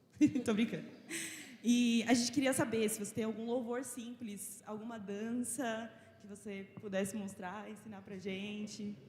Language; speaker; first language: Portuguese; native; Portuguese